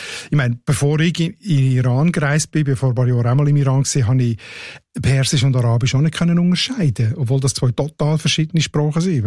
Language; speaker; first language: German; native; German